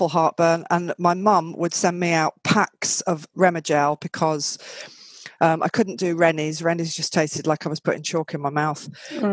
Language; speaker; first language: English; native; English